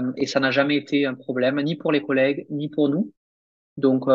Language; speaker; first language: French; native; French